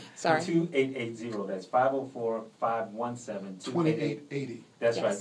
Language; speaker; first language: English; native; English